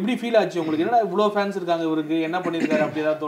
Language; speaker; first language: Tamil; native; Tamil